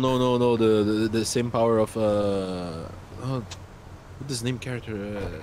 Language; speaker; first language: English; non-native, learner; Portuguese